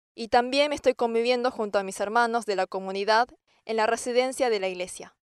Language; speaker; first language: Spanish; non-native, fluent; English